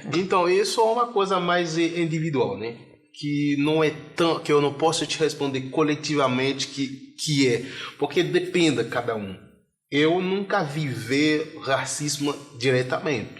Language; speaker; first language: Portuguese; non-native, fluent; Haitian Creole